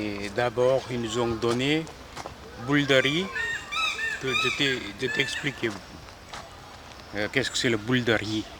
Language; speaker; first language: French; non-native, fluent; Korean